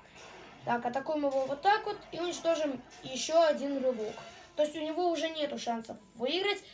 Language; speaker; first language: Russian; native; Russian